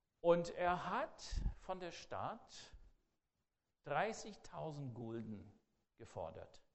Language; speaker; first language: German; non-native, fluent; English